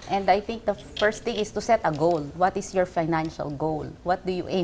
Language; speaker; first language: English; non-native, local second language; Filipino